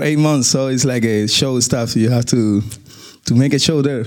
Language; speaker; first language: English; non-native, learner; Spanish